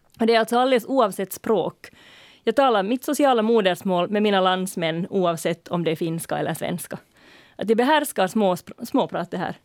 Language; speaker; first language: Swedish; native; Swedish